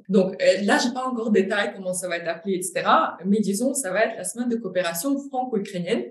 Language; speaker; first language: French; non-native, fluent; Ukrainian